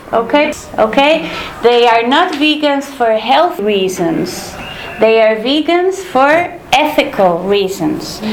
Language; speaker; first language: English; non-native, fluent; Spanish